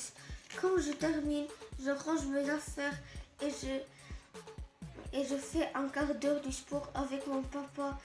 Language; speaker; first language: French; non-native, learner; Arabic